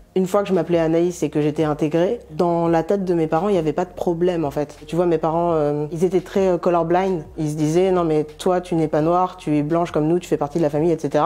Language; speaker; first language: French; native; French